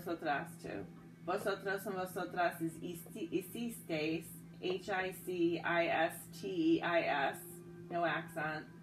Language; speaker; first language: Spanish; non-native, fluent; English